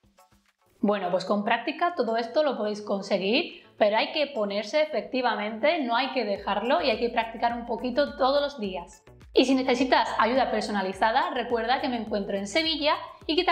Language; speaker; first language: Spanish; native; Spanish